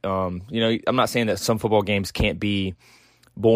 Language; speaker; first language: English; native; English